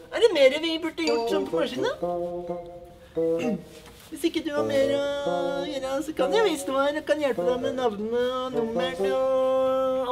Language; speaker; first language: Norwegian; native; Norwegian